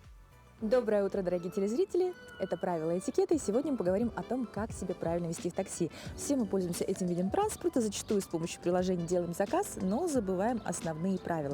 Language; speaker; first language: Russian; native; Russian